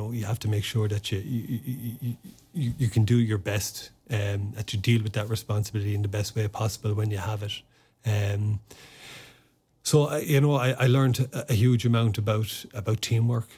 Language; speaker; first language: English; non-native, local second language; Irish